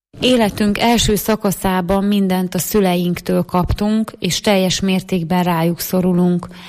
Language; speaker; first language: Hungarian; native; Hungarian